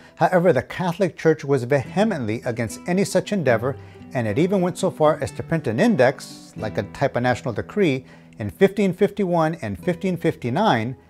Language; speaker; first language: English; early bilingual, other home language; Spanish